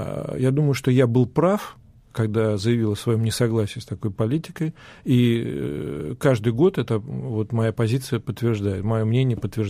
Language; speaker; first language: Russian; native; Russian